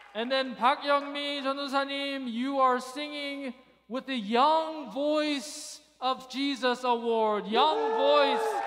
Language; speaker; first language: English; early bilingual, other home language; Korean